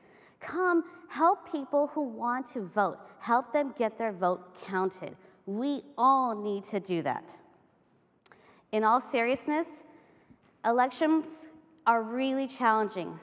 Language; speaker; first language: English; native; English